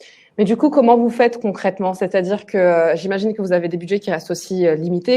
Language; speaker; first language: French; native; French